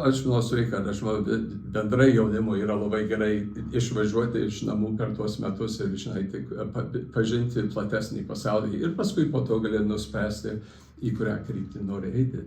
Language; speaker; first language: Lithuanian; early bilingual, heritage; Lithuanian